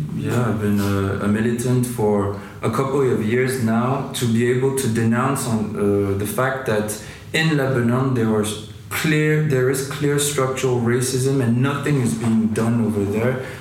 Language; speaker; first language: English; non-native, fluent; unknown